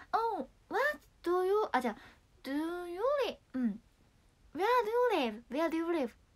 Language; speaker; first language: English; non-native, learner; Japanese